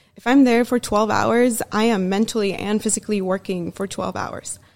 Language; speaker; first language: English; early bilingual, other home language; Persian